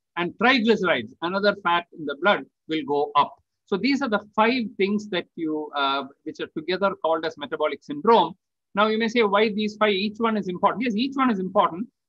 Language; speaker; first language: English; non-native, local second language; Tamil